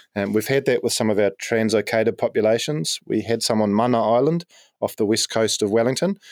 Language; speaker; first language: English; native; English